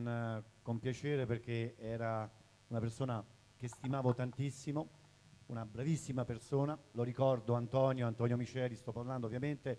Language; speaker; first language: Italian; native; Italian